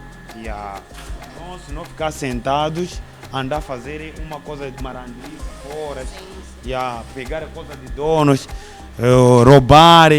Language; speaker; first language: Portuguese; non-native, learner; Kinyarwanda